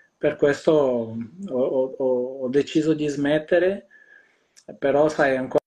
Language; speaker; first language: Italian; non-native, fluent; Portuguese